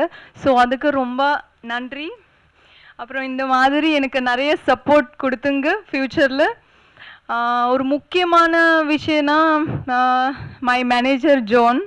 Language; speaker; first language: Tamil; non-native, local second language; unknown